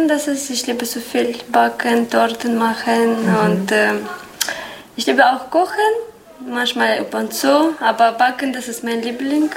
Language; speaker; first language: German; non-native, learner; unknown